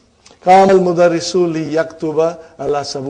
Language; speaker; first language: Arabic; non-native, fluent; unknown